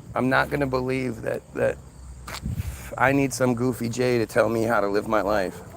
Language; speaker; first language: English; native; English